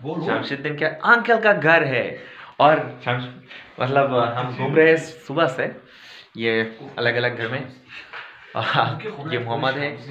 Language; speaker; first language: Hindi; native; Hindi